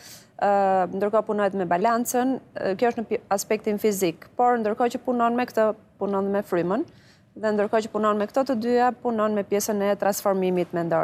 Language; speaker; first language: Albanian; native; Albanian